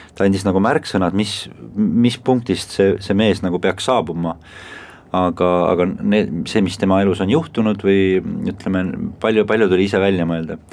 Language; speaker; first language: Estonian; native; Estonian